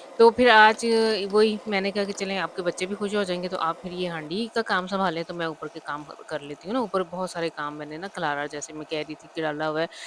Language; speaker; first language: Urdu; non-native, local second language; Punjabi